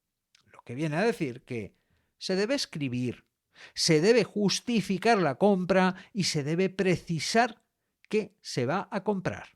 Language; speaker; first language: Spanish; native; Spanish